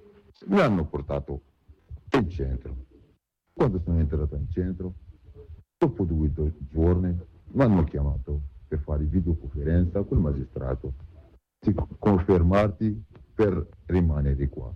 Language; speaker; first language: Italian; non-native, learner; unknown